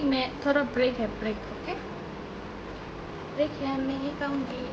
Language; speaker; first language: Hindi; non-native, local second language; Tibetan